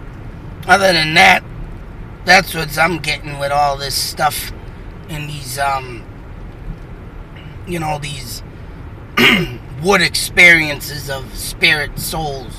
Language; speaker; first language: English; native; English